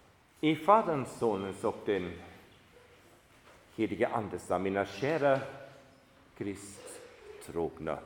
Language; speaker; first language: Swedish; non-native, fluent; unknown